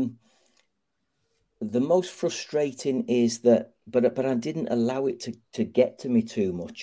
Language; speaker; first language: English; native; English